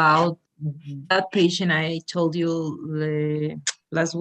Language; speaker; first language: English; non-native, fluent; Spanish